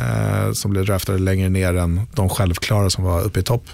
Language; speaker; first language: Swedish; native; Swedish